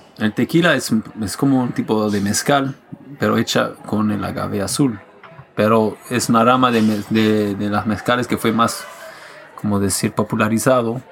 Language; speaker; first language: Spanish; non-native, fluent; French